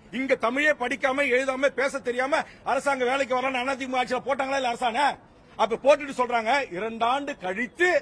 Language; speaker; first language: Tamil; native; Tamil